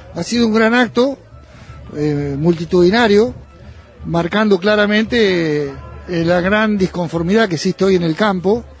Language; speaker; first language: Spanish; native; Spanish